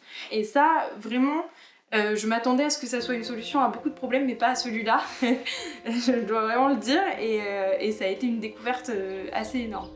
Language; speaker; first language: French; native; French